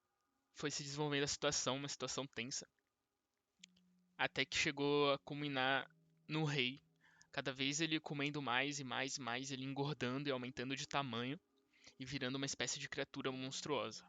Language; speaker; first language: Portuguese; native; Portuguese